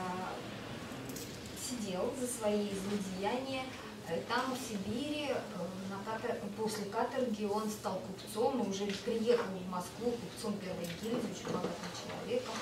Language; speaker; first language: Russian; native; Russian